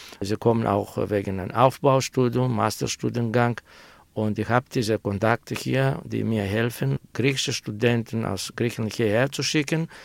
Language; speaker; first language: German; non-native, fluent; Greek